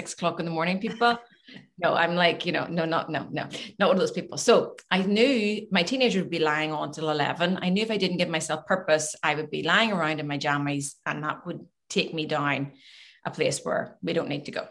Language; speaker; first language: English; native; English